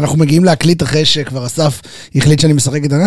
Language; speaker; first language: Hebrew; native; Hebrew